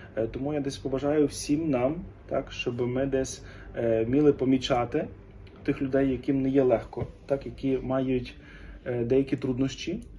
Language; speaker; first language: Ukrainian; native; Ukrainian